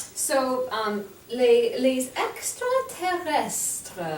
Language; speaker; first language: French; non-native, fluent; English